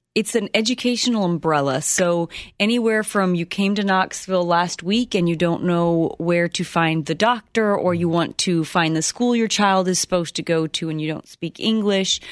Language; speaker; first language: English; early bilingual, other home language; Spanish